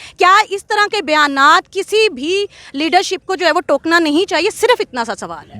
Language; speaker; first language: Urdu; native; Urdu